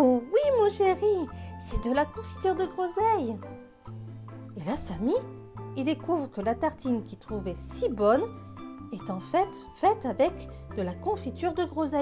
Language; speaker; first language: French; native; French